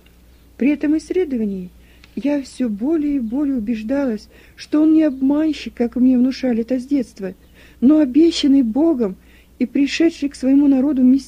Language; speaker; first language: Russian; native; Russian